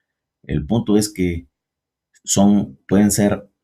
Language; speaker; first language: Spanish; native; Spanish